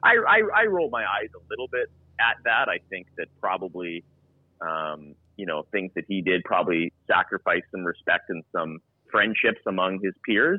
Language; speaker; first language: English; native; English